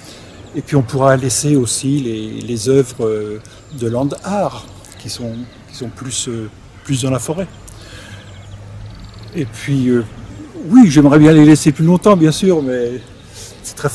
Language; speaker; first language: French; native; French